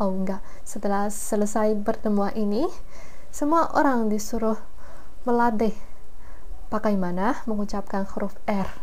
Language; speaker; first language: Indonesian; non-native, fluent; Chinese